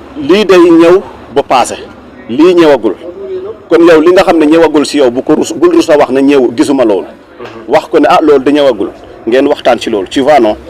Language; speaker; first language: Wolof; non-native, local second language; Serer